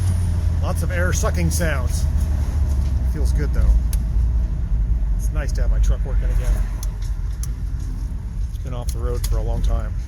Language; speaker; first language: English; native; English